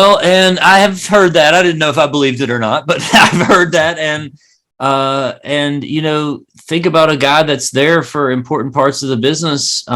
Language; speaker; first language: English; native; English